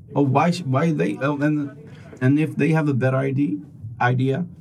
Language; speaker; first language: English; non-native, fluent; Swedish